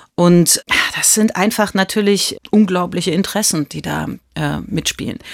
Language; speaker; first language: German; early bilingual, heritage; German